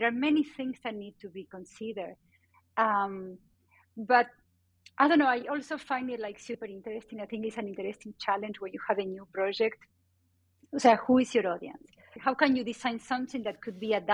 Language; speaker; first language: English; non-native, fluent; Spanish